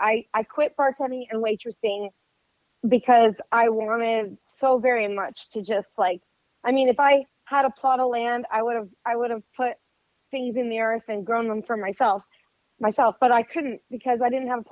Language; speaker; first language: English; native; English